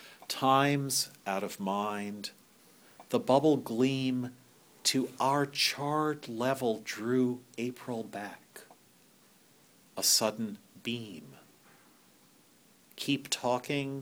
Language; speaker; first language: English; native; English